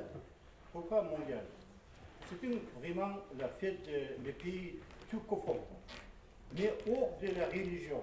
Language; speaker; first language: French; non-native, fluent; Kazakh